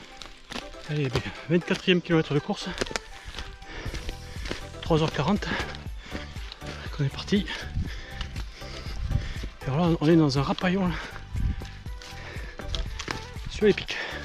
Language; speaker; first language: French; native; French